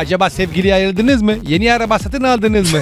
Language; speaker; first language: Turkish; non-native, learner; Italian